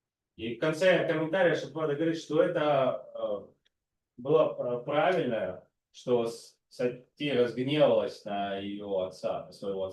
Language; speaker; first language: Russian; native; Russian